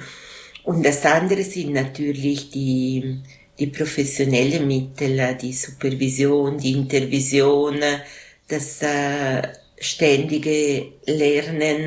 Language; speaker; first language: German; non-native, local second language; Italian